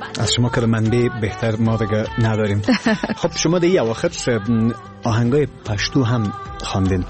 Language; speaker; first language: Persian; native; Persian